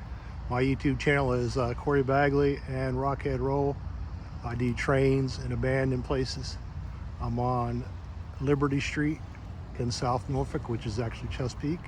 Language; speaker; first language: English; native; English